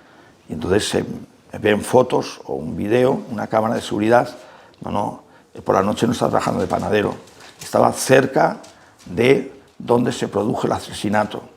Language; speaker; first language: Spanish; native; Spanish